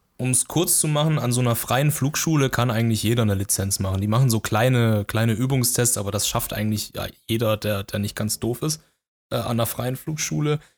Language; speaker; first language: German; early bilingual, other home language; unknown